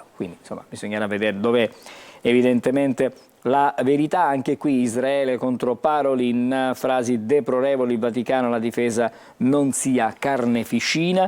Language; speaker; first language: Italian; native; Italian